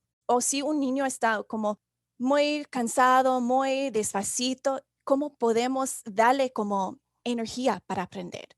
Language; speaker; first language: Spanish; non-native, fluent; English